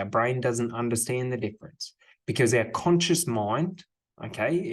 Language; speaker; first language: English; native; English